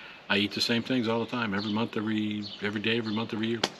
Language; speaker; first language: English; native; English